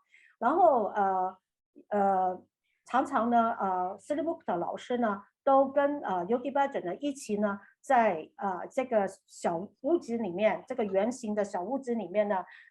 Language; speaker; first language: Chinese; native; Chinese